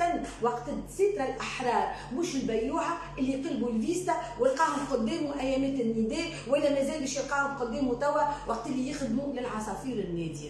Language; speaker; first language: Arabic; native; Arabic